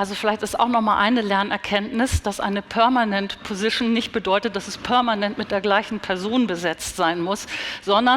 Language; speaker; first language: German; native; German